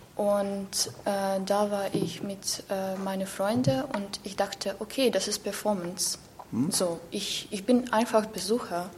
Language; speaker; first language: German; non-native, learner; Ukrainian